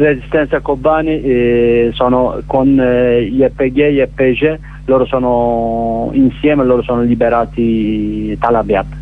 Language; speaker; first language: Italian; non-native, learner; Kurdish